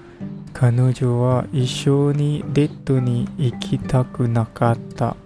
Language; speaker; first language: Japanese; non-native, learner; English